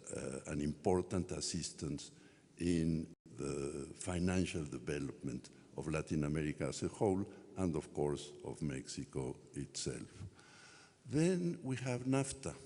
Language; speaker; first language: English; non-native, fluent; Spanish